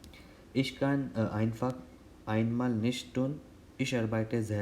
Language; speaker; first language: German; non-native, learner; Hindi